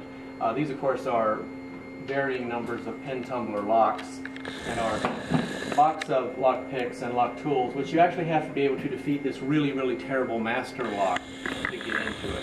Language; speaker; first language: English; native; English